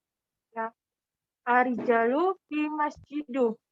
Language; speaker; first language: Arabic; non-native, learner; Indonesian